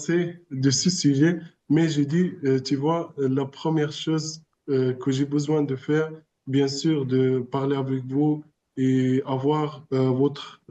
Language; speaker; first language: French; non-native, learner; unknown